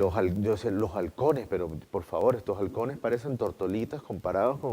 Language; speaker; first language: Spanish; native; Spanish